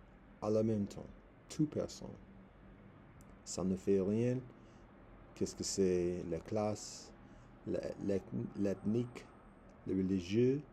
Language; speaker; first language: French; non-native, learner; English